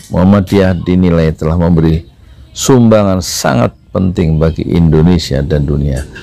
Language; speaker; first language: Indonesian; native; Indonesian